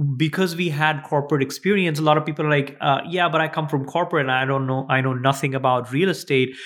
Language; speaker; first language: English; non-native, local second language; Gujarati